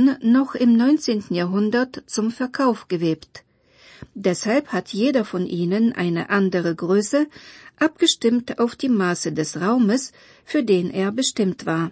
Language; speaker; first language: German; non-native, fluent; Bulgarian